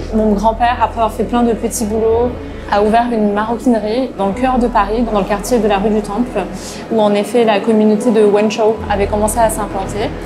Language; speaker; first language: French; native; French